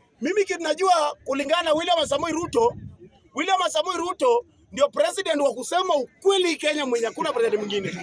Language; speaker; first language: Swahili; non-native, local second language; Luo (Kenya and Tanzania)